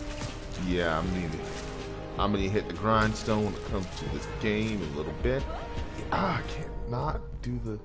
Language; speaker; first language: English; native; English